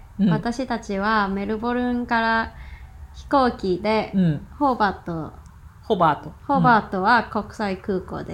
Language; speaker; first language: Japanese; non-native, fluent; Cantonese